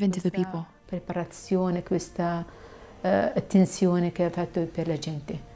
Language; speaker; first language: Italian; non-native, fluent; Assyrian Neo-Aramaic